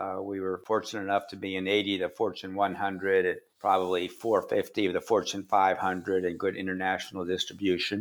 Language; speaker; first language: English; native; English